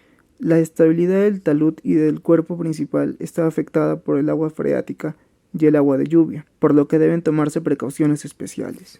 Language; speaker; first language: Spanish; native; Spanish